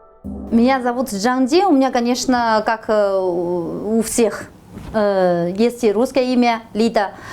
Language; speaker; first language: Russian; non-native, fluent; Chinese